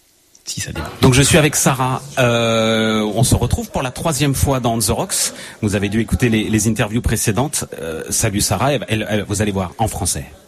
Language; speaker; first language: French; native; French